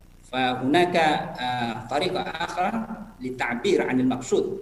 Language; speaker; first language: Arabic; non-native, fluent; Indonesian